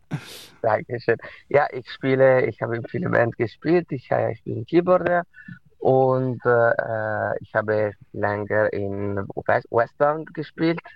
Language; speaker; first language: German; non-native, local second language; Italian